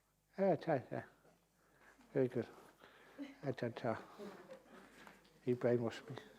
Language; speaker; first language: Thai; non-native, fluent; English